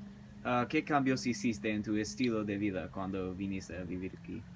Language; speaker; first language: Spanish; early bilingual, heritage; English